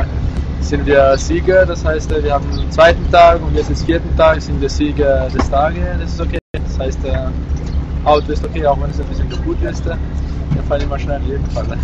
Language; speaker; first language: German; non-native, learner; Italian